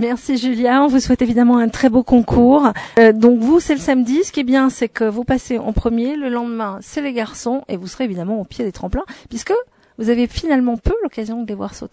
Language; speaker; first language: French; native; French